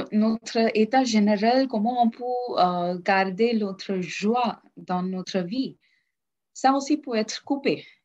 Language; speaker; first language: French; non-native, learner; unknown